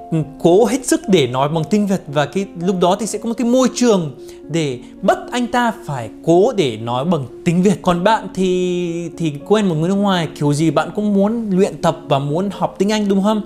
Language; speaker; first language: Vietnamese; non-native, fluent; Arabic